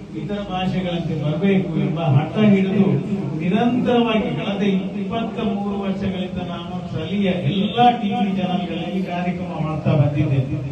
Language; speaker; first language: Kannada; non-native, local second language; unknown